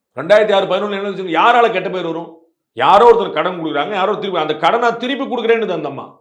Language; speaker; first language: Tamil; native; Tamil